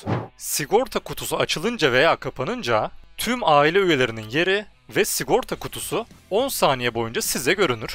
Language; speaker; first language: Turkish; native; Turkish